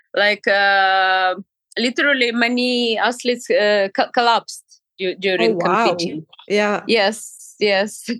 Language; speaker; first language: English; non-native, fluent; Ukrainian